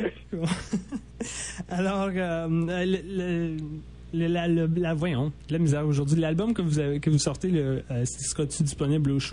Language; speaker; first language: French; native; French